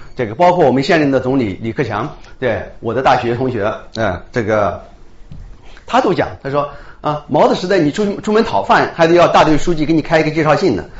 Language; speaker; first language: Chinese; native; Chinese